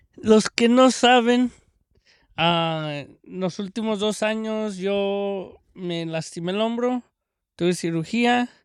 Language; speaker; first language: Spanish; early bilingual, heritage; Spanish